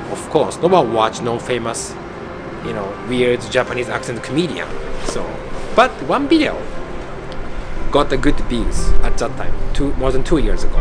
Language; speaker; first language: English; non-native, fluent; Japanese